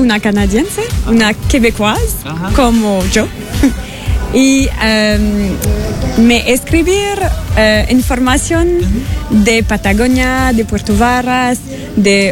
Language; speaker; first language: Spanish; non-native, learner; French